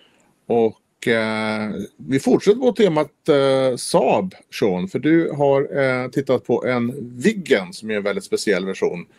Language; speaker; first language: Swedish; native; Swedish